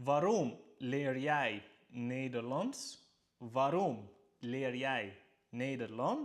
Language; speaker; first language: Dutch; non-native, fluent; Arabic